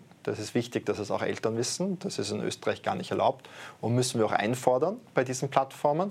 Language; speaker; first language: German; native; German